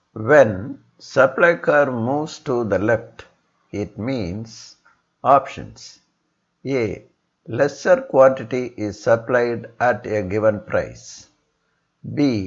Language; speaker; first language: English; non-native, local second language; Tamil